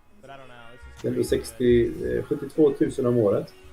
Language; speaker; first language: Swedish; native; Swedish